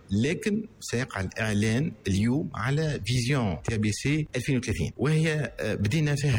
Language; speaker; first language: Arabic; native; Arabic